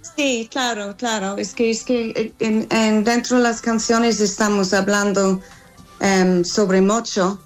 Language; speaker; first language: Spanish; non-native, learner; English